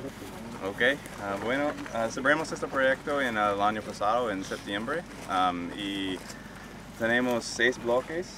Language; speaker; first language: Spanish; non-native, fluent; English